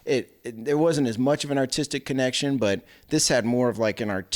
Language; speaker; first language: English; native; English